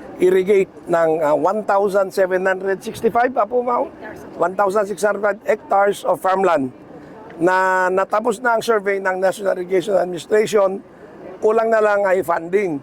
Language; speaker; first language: Filipino; non-native, local second language; Iloko